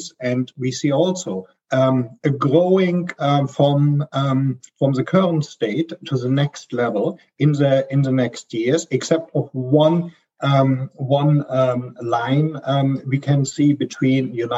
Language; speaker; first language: English; non-native, fluent; German